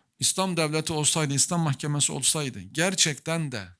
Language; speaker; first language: Turkish; native; Turkish